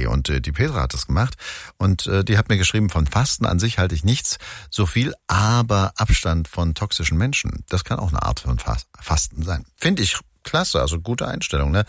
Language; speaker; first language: German; native; German